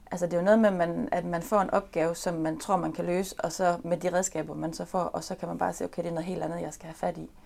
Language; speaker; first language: Danish; native; Danish